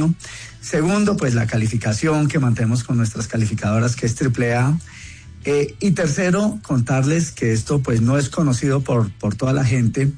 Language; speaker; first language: Spanish; native; Spanish